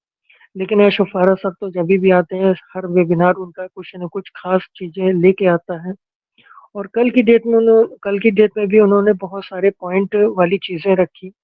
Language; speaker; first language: Hindi; native; Hindi